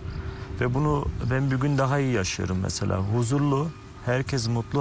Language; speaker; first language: Turkish; early bilingual, heritage; Turkish